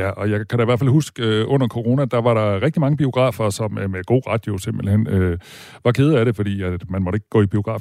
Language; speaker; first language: Danish; native; Danish